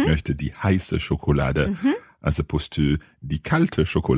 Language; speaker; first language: German; non-native, learner; English